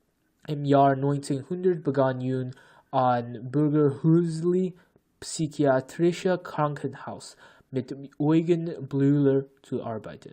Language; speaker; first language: German; non-native, learner; English